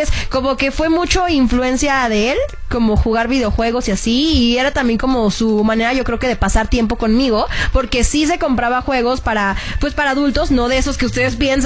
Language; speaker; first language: Spanish; native; Spanish